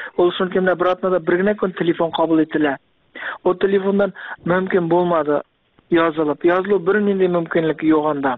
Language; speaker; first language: Tatar; early bilingual, heritage; Tatar